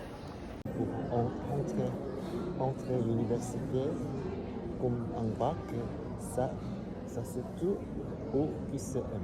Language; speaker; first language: French; non-native, fluent; Korean